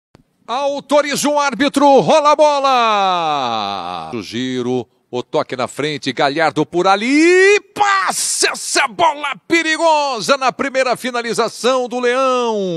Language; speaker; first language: Portuguese; native; Portuguese